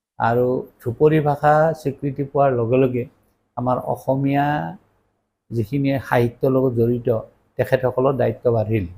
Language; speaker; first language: Assamese; native; Assamese